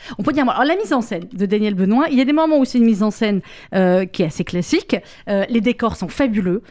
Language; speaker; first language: French; native; French